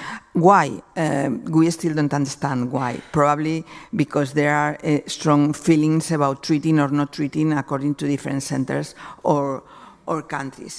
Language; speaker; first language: English; non-native, fluent; Spanish